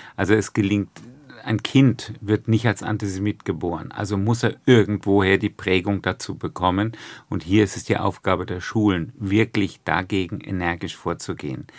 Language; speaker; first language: German; native; German